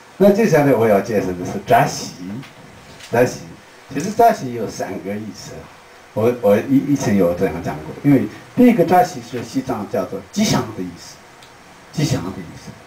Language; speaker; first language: Chinese; non-native, local second language; Tibetan